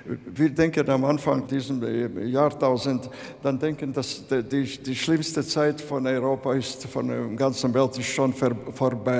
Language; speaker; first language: German; non-native, learner; Latvian